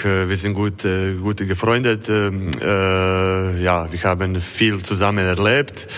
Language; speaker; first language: German; non-native, learner; Croatian